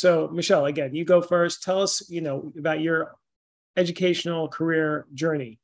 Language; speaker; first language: English; native; English